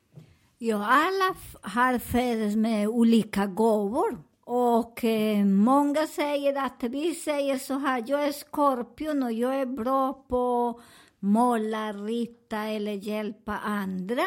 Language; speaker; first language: Swedish; non-native, learner; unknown